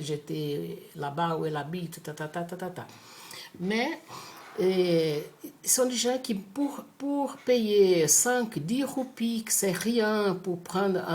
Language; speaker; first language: French; non-native, fluent; Portuguese